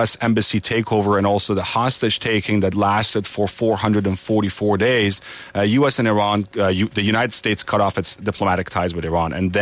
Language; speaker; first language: English; non-native, fluent; Persian